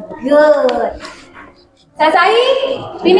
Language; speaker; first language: English; non-native, fluent; Indonesian